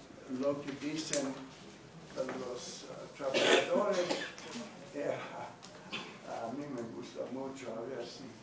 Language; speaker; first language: Spanish; non-native, learner; English